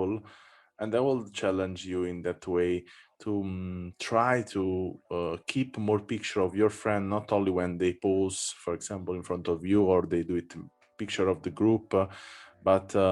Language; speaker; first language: English; non-native, fluent; Italian